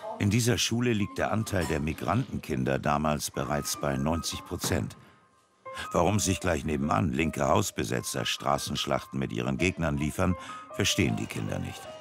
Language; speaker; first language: German; native; German